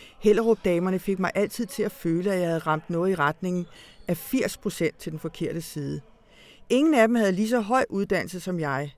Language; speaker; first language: Danish; early bilingual, other home language; Hungarian